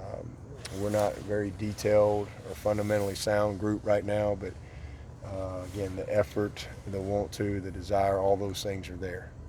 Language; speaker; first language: English; native; English